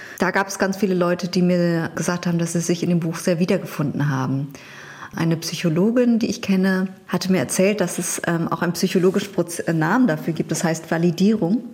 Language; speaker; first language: German; early bilingual, other home language; Vietnamese